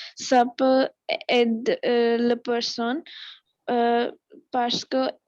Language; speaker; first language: French; non-native, learner; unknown